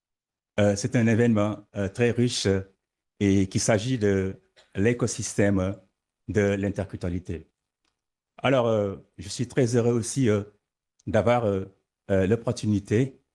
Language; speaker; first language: French; non-native, local second language; Wolof